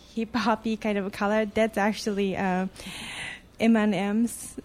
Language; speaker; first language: English; non-native, fluent; Japanese